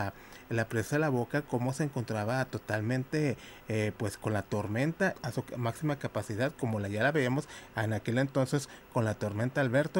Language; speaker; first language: Spanish; native; Spanish